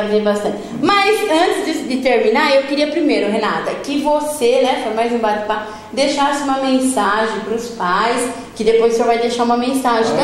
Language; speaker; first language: Portuguese; native; Portuguese